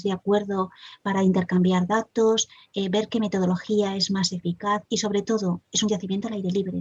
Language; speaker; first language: Spanish; native; Spanish